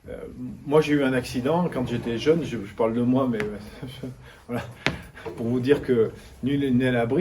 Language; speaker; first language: French; native; French